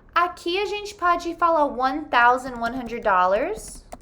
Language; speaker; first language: Portuguese; non-native, fluent; English